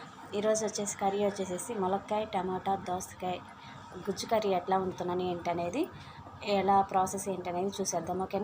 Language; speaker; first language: Telugu; native; Telugu